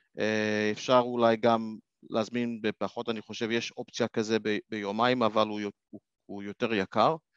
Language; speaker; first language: Hebrew; non-native, fluent; English